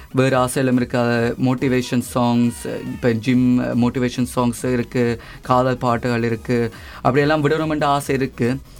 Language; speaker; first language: Tamil; early bilingual, heritage; Tamil